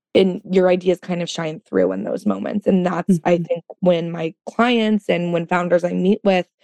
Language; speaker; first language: English; native; English